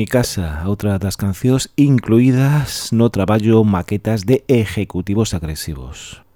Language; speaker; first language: Galician; non-native, local second language; Spanish